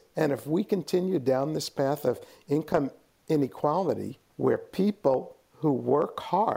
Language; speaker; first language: English; native; English